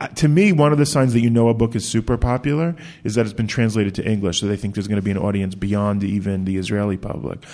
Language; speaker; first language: English; native; English